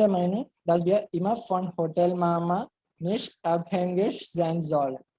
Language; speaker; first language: German; non-native, learner; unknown